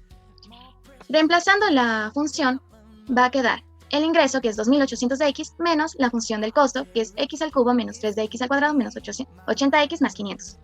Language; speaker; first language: Spanish; native; Spanish